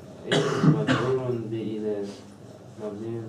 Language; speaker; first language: Arabic; non-native, learner; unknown